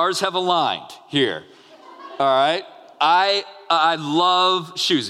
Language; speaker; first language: English; native; English